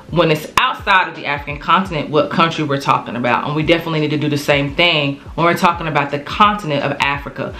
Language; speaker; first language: English; native; English